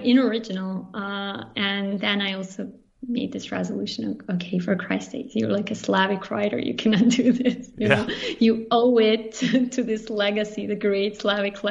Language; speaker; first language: English; non-native, fluent; Serbian